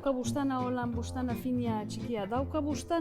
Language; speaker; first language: Basque; non-native, learner; Turkish